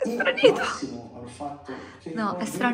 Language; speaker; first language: Italian; native; Italian